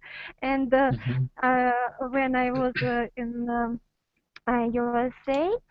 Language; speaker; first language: English; non-native, learner; Russian